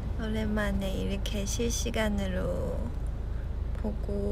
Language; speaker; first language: Korean; non-native, fluent; Chinese